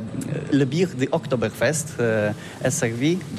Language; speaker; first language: French; non-native, learner; Polish